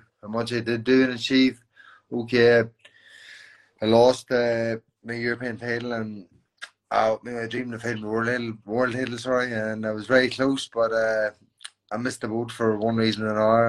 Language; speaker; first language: English; native; English